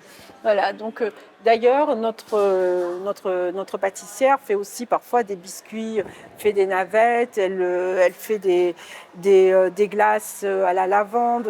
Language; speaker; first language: French; native; French